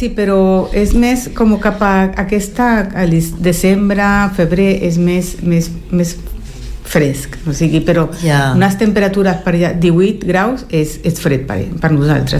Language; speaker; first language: Catalan; early bilingual, heritage; Spanish